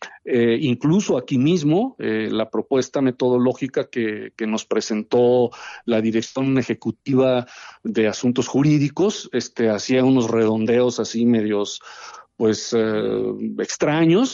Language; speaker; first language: Spanish; native; Spanish